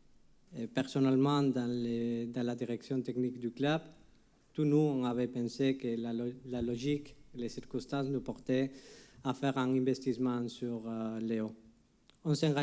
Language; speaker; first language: French; non-native, fluent; Spanish